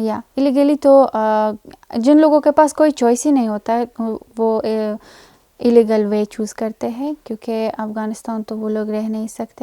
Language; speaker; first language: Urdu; non-native, fluent; Persian